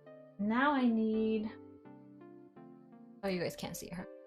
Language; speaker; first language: English; native; English